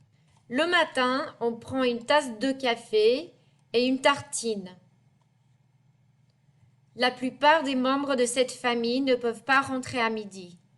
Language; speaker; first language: French; non-native, fluent; English